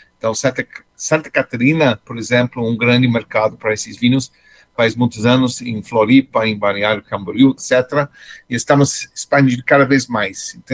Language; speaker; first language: Portuguese; non-native, fluent; English